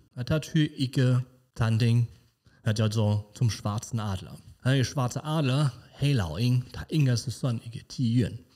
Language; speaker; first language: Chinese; non-native, fluent; German